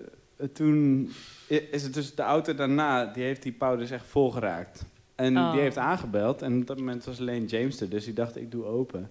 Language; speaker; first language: Dutch; native; Dutch